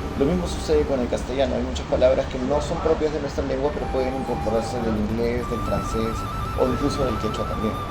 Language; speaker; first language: Spanish; native; Spanish